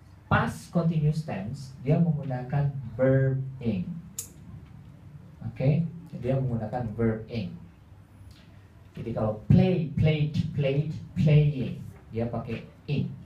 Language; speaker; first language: English; non-native, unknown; Indonesian